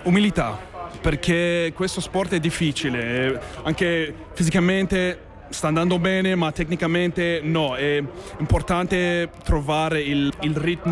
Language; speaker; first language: Italian; non-native, fluent; English